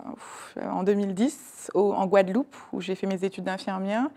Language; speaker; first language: French; native; French